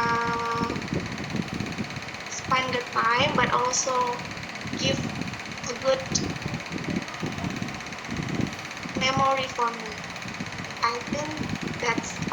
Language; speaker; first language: English; non-native, learner; Indonesian